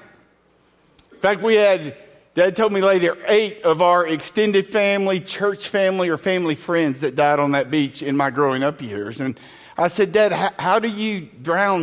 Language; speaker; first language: English; native; English